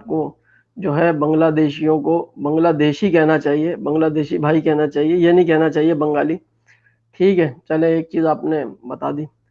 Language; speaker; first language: Hindi; non-native, fluent; Urdu